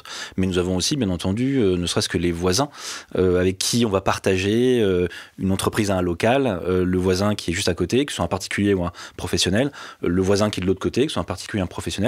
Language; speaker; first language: French; native; French